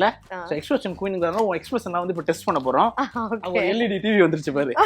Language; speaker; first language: Tamil; native; Tamil